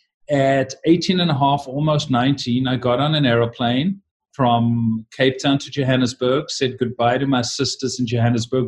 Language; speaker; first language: English; native; English